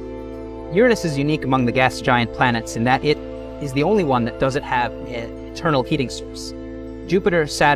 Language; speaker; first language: English; native; English